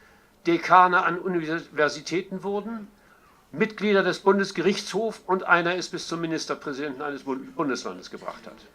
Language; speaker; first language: German; native; German